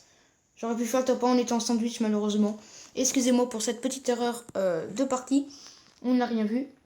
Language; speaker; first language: French; native; French